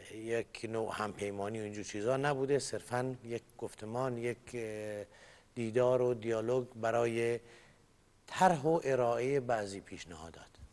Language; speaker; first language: Persian; non-native, local second language; Kurdish